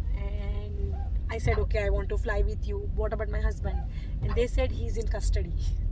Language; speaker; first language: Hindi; non-native, local second language; Gujarati